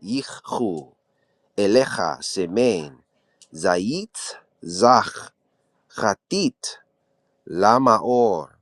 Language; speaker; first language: Hebrew; non-native, learner; English